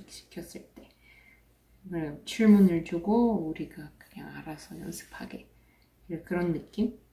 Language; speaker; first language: Korean; non-native, fluent; Russian